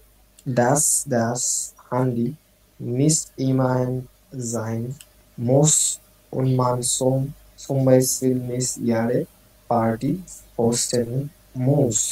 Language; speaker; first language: German; non-native, learner; Bangla